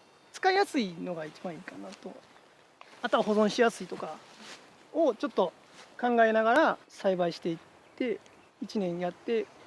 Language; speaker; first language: Japanese; native; Japanese